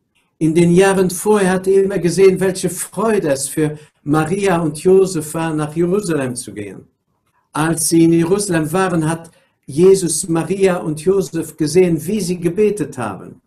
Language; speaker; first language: German; non-native, local second language; Luxembourgish